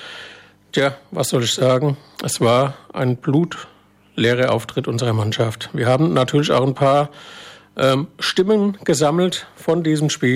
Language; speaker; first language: German; native; German